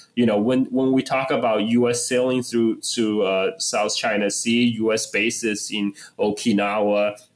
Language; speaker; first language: English; non-native, fluent; Chinese